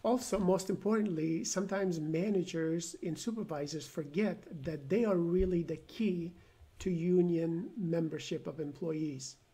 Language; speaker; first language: English; non-native, fluent; Persian